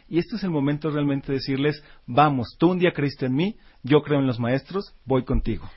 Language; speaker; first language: Spanish; native; Spanish